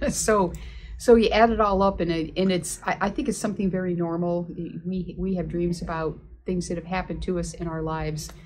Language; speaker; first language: English; native; English